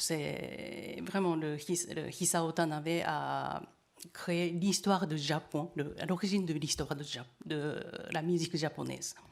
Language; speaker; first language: French; non-native, learner; Japanese